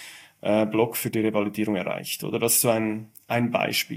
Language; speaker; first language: German; native; German